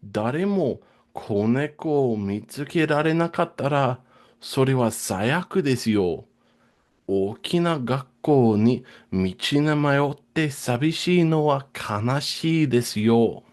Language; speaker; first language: Japanese; non-native, fluent; English